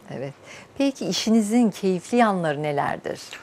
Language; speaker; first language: Turkish; native; Turkish